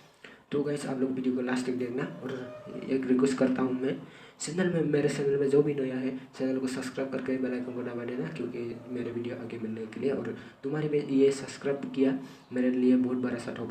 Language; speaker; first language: Hindi; non-native, local second language; Bodo